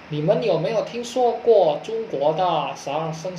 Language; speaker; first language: Chinese; non-native, fluent; Indonesian